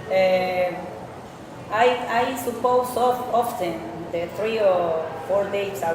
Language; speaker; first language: English; non-native, learner; Spanish